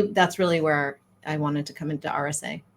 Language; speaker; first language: English; native; English